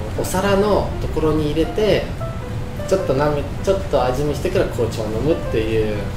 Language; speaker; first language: Japanese; non-native, fluent; Russian